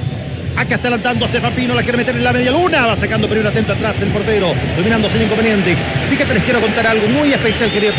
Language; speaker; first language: Spanish; native; Spanish